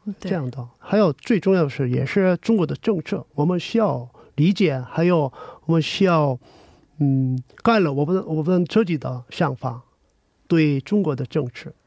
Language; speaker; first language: Chinese; non-native, learner; Korean